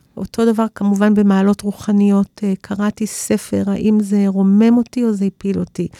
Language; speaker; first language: Hebrew; early bilingual, other home language; English